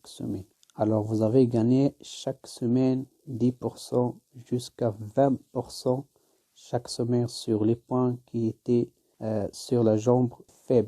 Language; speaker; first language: French; non-native, learner; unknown